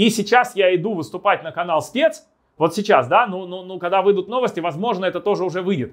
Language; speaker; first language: Russian; native; Russian